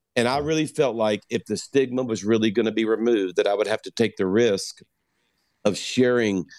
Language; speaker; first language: English; native; English